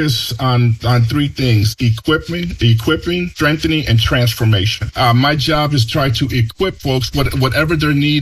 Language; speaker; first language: English; early bilingual, other home language; Spanish